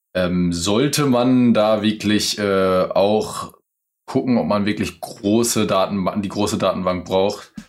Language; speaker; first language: German; non-native, fluent; English